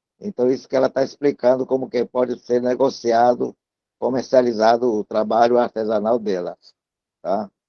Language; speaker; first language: Portuguese; non-native, local second language; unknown